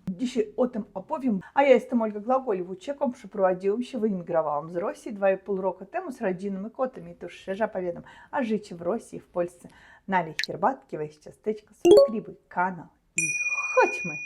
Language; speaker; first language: Polish; non-native, learner; Russian